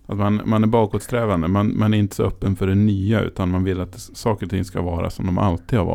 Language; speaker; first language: Swedish; native; Swedish